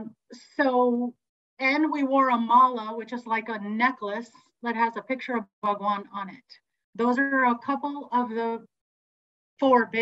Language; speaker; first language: English; native; English